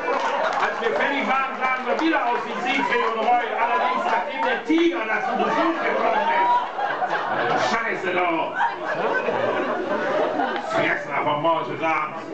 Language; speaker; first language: German; native; German